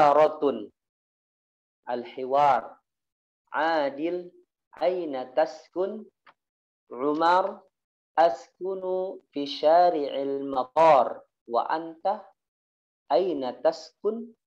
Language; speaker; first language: Arabic; non-native, fluent; Indonesian